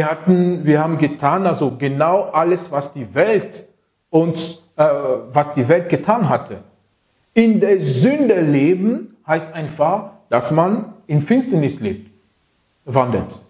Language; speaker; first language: German; non-native, fluent; French